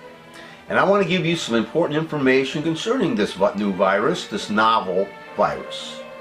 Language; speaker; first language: English; native; English